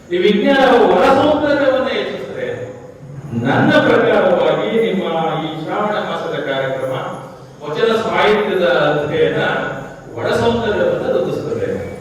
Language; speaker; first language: Kannada; native; Kannada